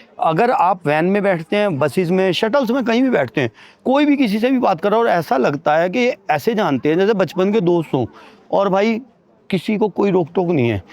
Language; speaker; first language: Hindi; native; Hindi